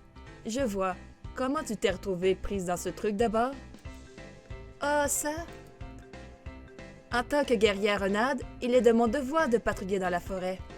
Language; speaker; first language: French; native; French